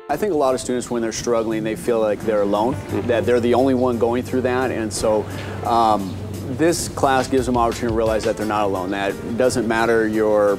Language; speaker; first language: English; native; English